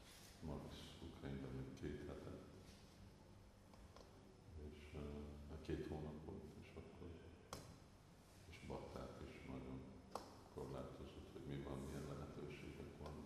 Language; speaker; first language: Hungarian; non-native, fluent; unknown